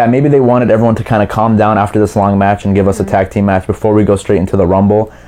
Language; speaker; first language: English; native; English